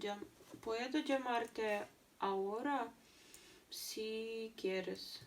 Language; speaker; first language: Spanish; non-native, learner; Russian